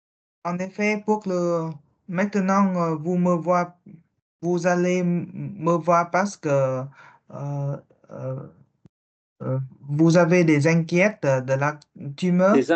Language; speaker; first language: French; non-native, learner; Vietnamese